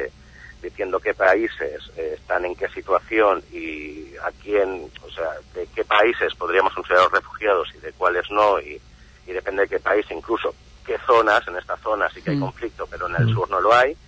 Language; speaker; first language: Spanish; native; Spanish